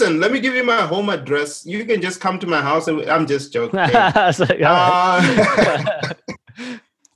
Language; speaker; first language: English; non-native, local second language; Shona